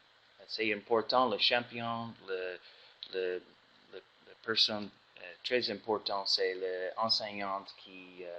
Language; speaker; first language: French; non-native, learner; English